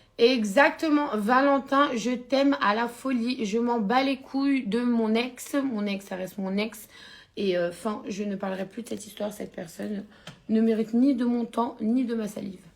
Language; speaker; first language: French; native; French